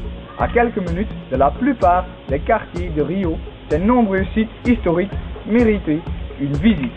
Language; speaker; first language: French; non-native, learner; Dutch